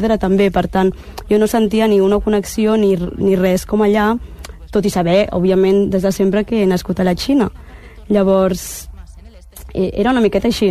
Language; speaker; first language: Catalan; early bilingual, other home language; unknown